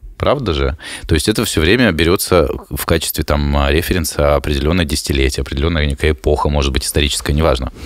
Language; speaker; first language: Russian; native; Russian